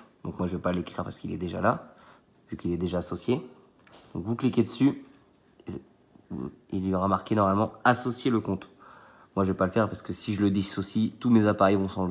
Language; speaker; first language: French; native; French